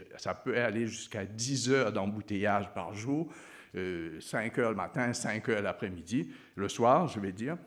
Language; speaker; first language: French; non-native, local second language; Morisyen